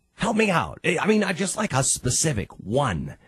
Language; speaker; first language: English; native; English